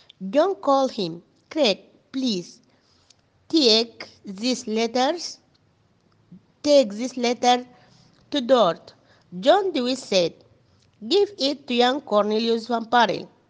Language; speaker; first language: English; non-native, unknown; Arabic